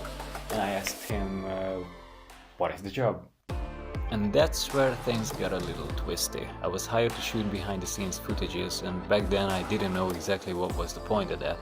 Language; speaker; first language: English; non-native, fluent; Hungarian